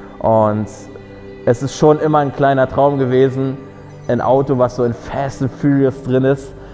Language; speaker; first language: German; early bilingual, other home language; Polish